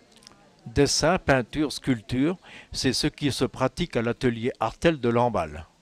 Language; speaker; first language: French; native; French